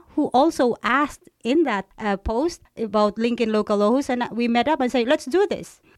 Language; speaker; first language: English; non-native, local second language; Cebuano